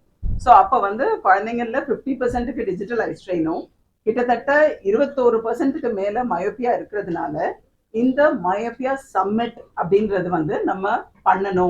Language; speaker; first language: Tamil; native; Tamil